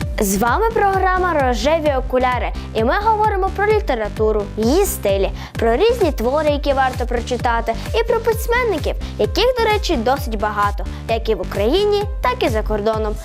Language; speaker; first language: Ukrainian; native; Ukrainian